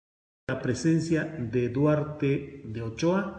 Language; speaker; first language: Spanish; native; Spanish